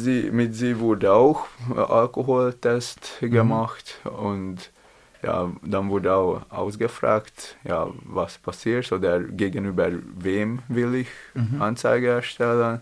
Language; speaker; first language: German; non-native, learner; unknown